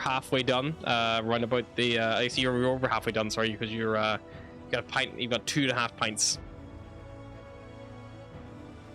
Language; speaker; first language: English; native; English